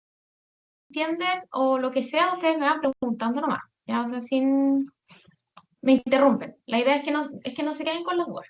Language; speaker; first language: Spanish; native; Spanish